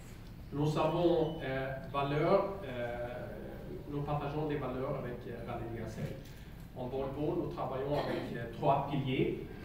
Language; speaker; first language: French; non-native, learner; Swedish